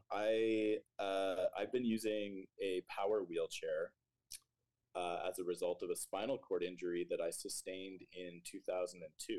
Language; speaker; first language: English; native; English